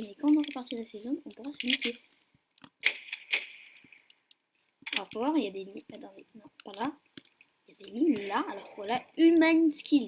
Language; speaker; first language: French; native; French